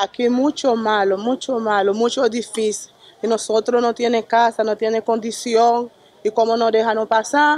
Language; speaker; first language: Spanish; non-native, learner; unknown